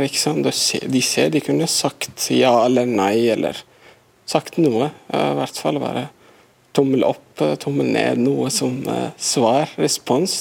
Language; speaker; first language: Norwegian; non-native, fluent; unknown